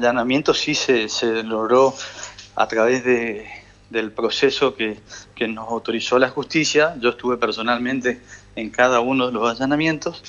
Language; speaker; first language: Spanish; native; Spanish